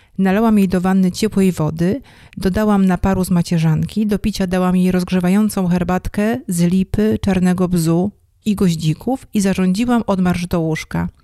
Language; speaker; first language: Polish; native; Polish